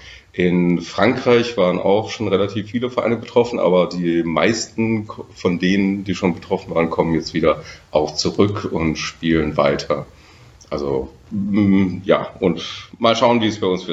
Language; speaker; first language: German; native; German